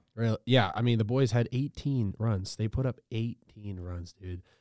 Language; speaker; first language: English; native; English